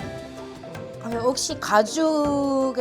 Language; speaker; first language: Korean; non-native, fluent; French